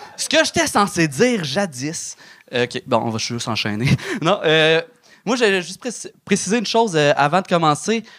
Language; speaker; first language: French; native; French